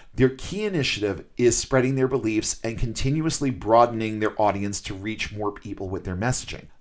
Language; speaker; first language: English; native; English